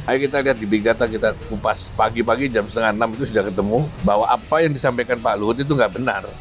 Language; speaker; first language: Indonesian; native; Indonesian